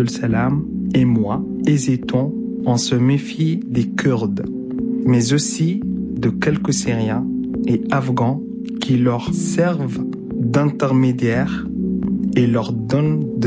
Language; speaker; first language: French; non-native, fluent; Arabic